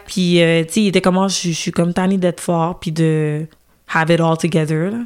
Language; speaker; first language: French; native; French